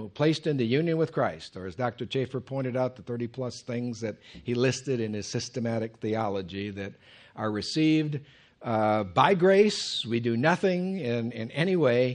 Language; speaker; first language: English; native; English